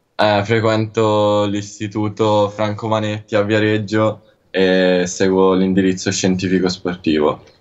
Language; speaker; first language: Italian; native; Italian